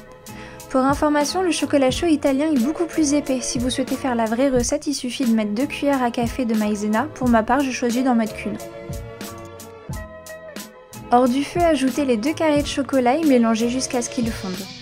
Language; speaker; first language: French; native; French